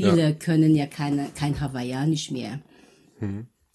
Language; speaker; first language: German; early bilingual, other home language; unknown